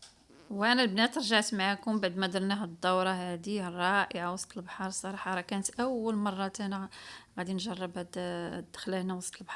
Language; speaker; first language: Arabic; native; Arabic